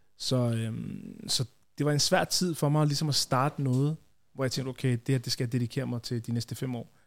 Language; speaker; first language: Danish; early bilingual, other home language; Ganda